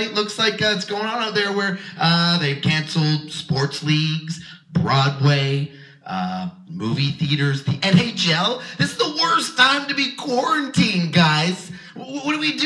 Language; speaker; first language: English; native; English